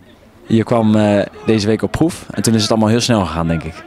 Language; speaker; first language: Dutch; native; Dutch